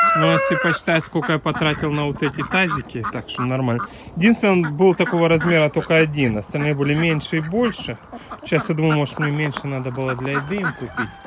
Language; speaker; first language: Russian; native; Russian